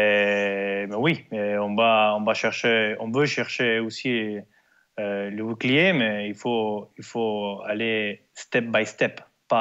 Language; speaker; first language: French; non-native, learner; Spanish